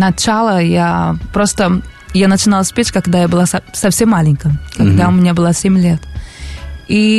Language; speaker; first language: Russian; non-native, learner; Portuguese